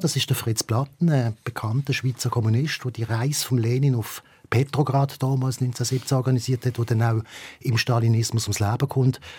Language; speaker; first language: German; native; German